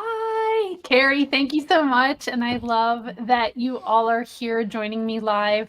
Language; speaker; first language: English; native; English